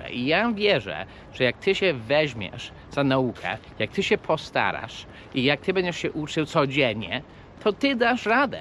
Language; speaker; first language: Polish; early bilingual, heritage; Polish